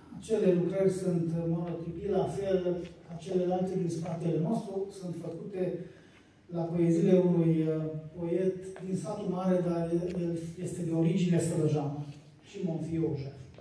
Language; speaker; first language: Romanian; non-native, local second language; Hungarian